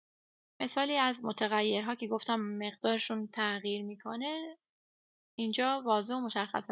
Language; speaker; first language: Persian; native; Persian